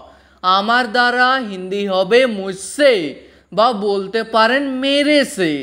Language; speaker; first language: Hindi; non-native, local second language; Bangla